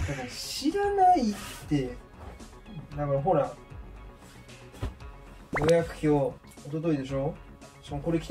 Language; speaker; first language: Japanese; native; Japanese